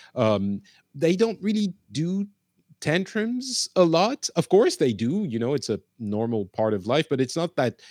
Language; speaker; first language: English; non-native, fluent; Arabic